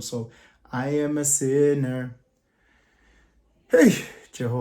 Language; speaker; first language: English; non-native, local second language; Zulu